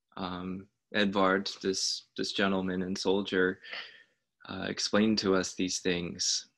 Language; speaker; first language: English; native; English